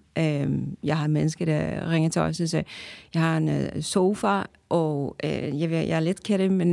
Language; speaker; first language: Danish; non-native, fluent; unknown